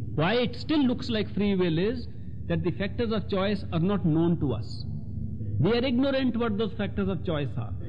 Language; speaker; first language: English; non-native, local second language; Hindi